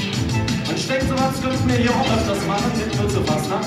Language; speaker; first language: German; native; German